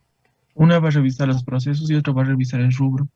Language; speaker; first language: Spanish; native; Spanish